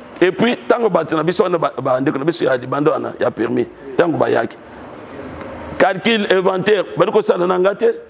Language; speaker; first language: Lingala; native; Lingala